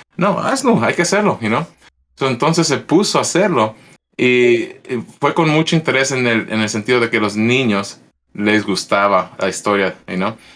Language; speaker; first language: Spanish; early bilingual, heritage; Spanish